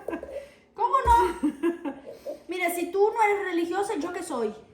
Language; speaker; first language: Spanish; early bilingual, other home language; Portuguese